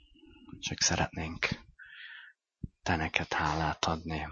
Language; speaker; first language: Hungarian; native; Hungarian